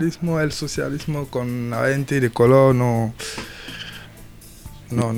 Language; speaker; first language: Spanish; non-native, learner; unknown